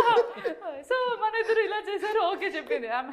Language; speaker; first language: Telugu; non-native, learner; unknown